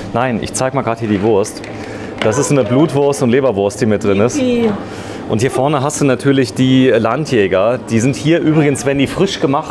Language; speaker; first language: German; native; German